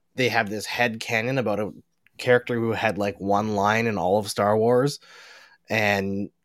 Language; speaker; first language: English; native; English